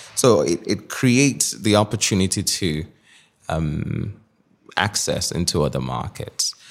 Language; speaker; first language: English; non-native, local second language; Igbo